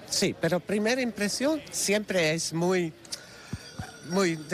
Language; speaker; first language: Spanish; non-native, learner; Dutch